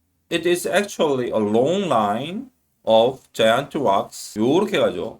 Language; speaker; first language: English; non-native, fluent; Korean